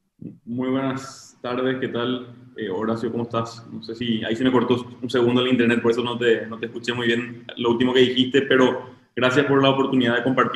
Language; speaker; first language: Spanish; native; Spanish